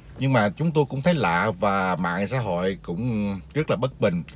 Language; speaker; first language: Vietnamese; native; Vietnamese